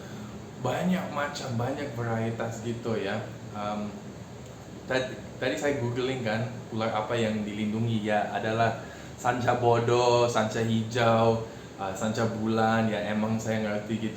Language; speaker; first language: Indonesian; non-native, fluent; English